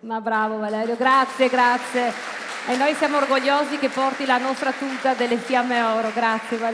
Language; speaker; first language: Italian; native; Italian